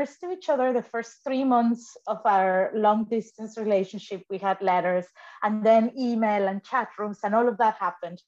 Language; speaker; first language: English; non-native, fluent; Spanish